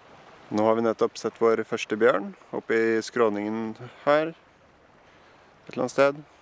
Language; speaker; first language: Norwegian; native; Norwegian